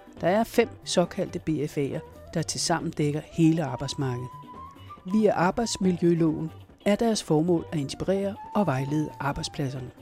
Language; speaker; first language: Danish; native; Danish